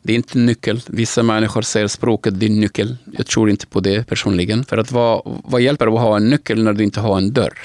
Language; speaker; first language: Swedish; non-native, fluent; Arabic